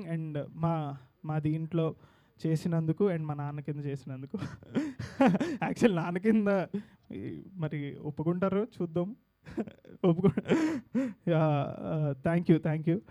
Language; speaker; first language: Telugu; native; Telugu